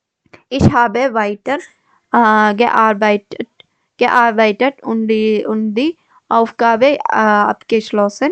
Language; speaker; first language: German; non-native, learner; Malayalam